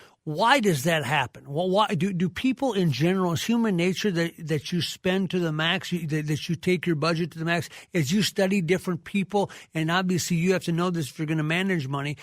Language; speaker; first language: English; native; English